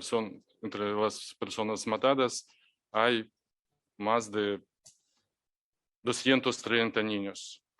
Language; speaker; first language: Spanish; non-native, fluent; Ukrainian